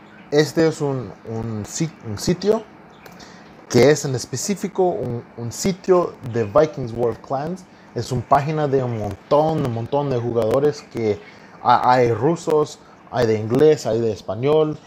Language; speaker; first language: Spanish; early bilingual, heritage; Spanish